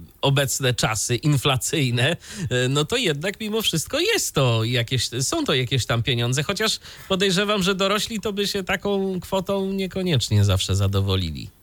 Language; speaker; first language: Polish; native; Polish